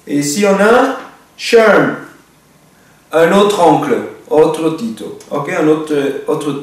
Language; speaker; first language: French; non-native, fluent; Spanish